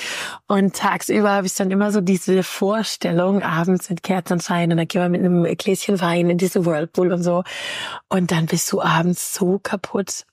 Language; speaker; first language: German; native; German